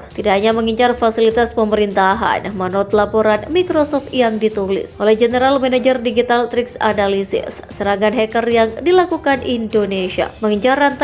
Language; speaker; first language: Indonesian; native; Indonesian